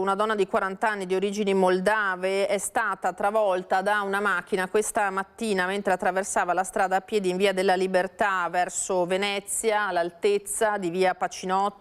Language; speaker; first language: Italian; native; Italian